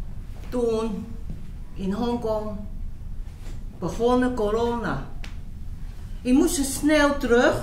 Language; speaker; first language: Dutch; non-native, learner; Cantonese